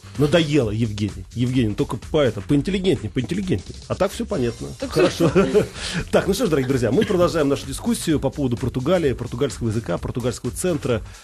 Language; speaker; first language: Russian; native; Russian